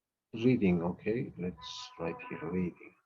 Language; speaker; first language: English; non-native, fluent; Spanish